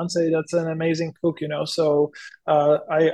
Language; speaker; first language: English; non-native, fluent; Czech